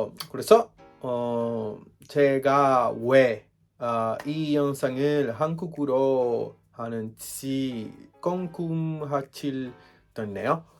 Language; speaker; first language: Korean; non-native, learner; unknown